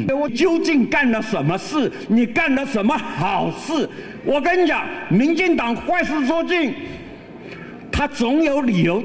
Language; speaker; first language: Chinese; native; Chinese